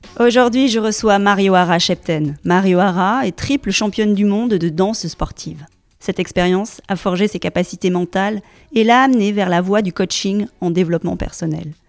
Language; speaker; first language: French; native; French